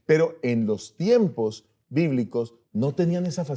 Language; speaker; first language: Spanish; native; Spanish